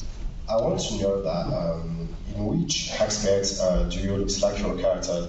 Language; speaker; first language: English; non-native, learner; French